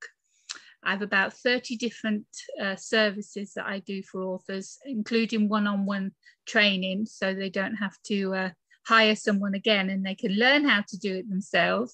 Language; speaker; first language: English; native; English